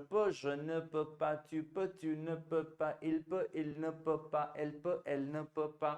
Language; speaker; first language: French; non-native, fluent; Hindi